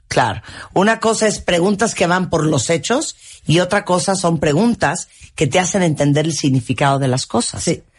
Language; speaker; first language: Spanish; native; Spanish